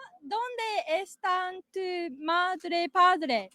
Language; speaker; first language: Spanish; non-native, learner; Japanese